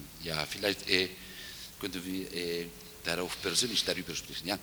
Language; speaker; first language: German; non-native, fluent; Italian